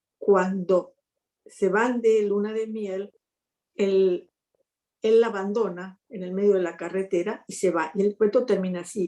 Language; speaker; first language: Spanish; native; Spanish